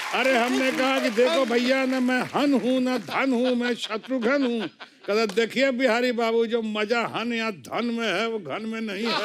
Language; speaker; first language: Hindi; native; Hindi